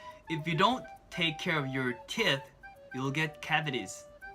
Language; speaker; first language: English; non-native, fluent; Korean